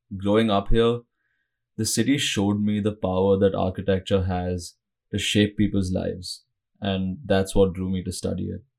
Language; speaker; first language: English; non-native, local second language; Hindi